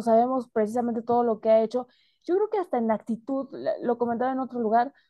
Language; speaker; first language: Spanish; native; Spanish